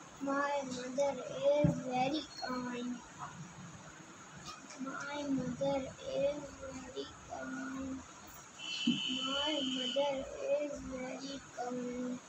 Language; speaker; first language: English; non-native, learner; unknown